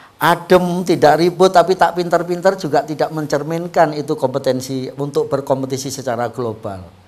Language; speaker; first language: Indonesian; non-native, local second language; Javanese